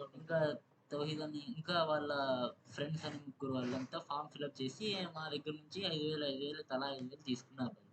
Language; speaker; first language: Telugu; non-native, local second language; Urdu